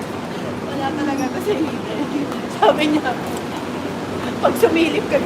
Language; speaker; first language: Filipino; native; Filipino